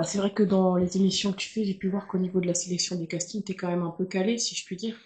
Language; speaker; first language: French; native; French